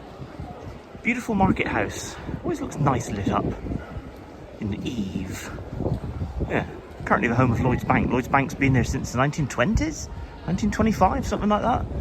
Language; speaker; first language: English; native; English